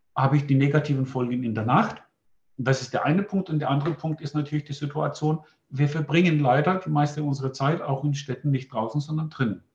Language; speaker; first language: German; non-native, fluent; Greek